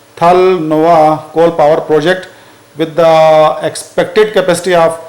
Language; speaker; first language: English; non-native, local second language; Urdu